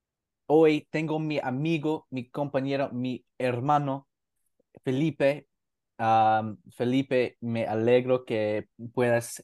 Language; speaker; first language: Spanish; non-native, learner; English